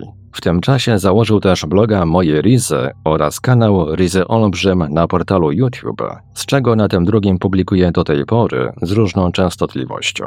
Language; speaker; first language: Polish; native; Polish